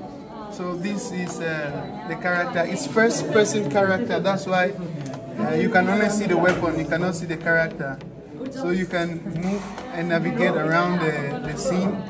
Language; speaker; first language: English; non-native, fluent; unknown